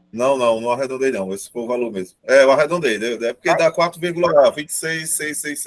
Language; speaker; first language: Portuguese; native; Portuguese